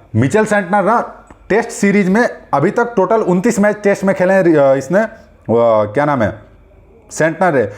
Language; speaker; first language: Hindi; native; Hindi